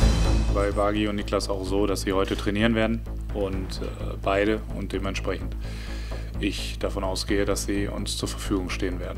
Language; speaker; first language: German; native; German